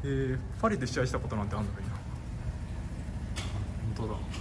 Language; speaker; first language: Japanese; native; Japanese